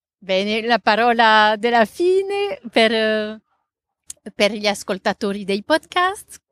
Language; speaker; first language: Italian; non-native, fluent; French